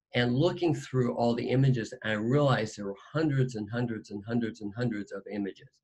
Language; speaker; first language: English; native; English